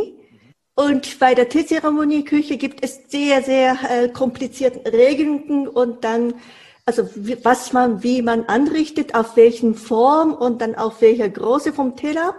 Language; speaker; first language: German; non-native, fluent; Japanese